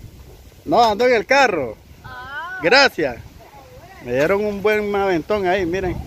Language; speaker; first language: Spanish; native; Spanish